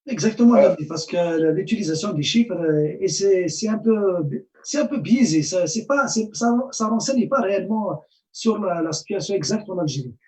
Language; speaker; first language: French; non-native, local second language; Arabic